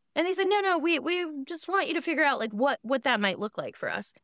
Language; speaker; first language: English; native; English